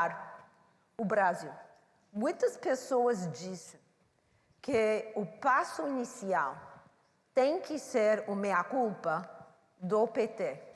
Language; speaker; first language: Portuguese; non-native, learner; English